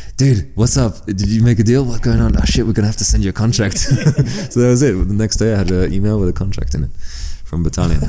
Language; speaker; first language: English; early bilingual, other home language; French